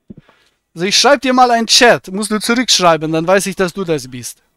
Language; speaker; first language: German; native; German